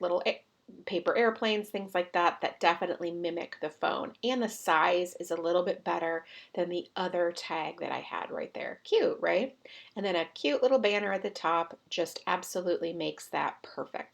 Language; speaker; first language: English; native; English